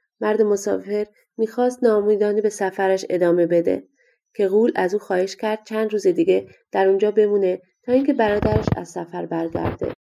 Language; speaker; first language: Persian; native; Persian